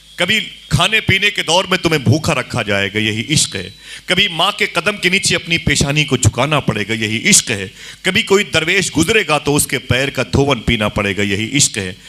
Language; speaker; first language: Hindi; native; Hindi